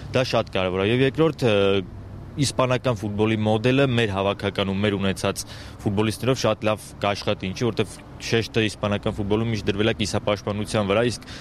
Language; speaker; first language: Armenian; native; Armenian